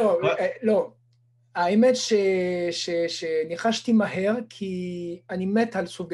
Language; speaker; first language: Hebrew; non-native, fluent; French